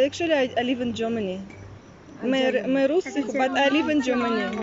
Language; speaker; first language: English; non-native, learner; Russian